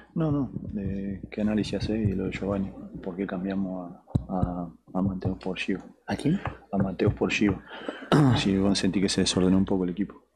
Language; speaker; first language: Spanish; native; Spanish